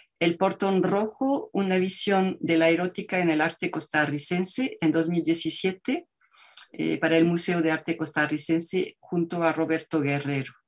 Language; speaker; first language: Spanish; native; Spanish